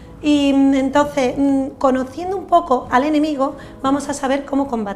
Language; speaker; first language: Spanish; native; Spanish